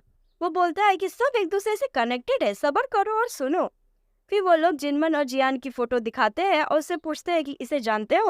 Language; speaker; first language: Hindi; native; Hindi